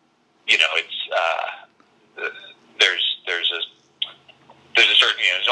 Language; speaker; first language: English; native; English